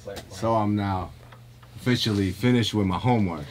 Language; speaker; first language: English; non-native, fluent; Japanese